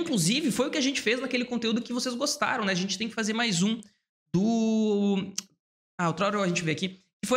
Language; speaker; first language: Portuguese; native; Portuguese